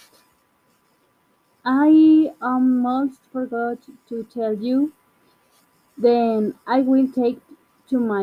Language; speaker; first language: English; non-native, learner; Spanish